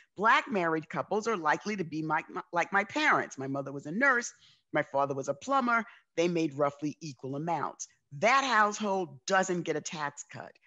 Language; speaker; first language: English; native; English